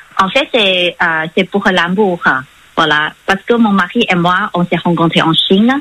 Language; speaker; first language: French; non-native, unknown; Chinese